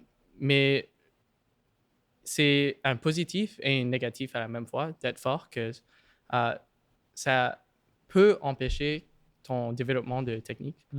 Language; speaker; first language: French; non-native, local second language; English